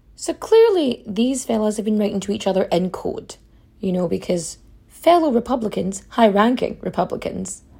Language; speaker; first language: English; native; English